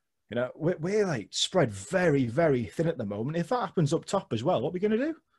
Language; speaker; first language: English; native; English